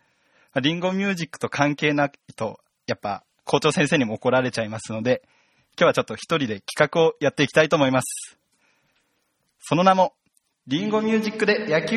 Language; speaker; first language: Japanese; native; Japanese